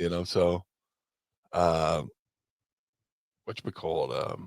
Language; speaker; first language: English; native; English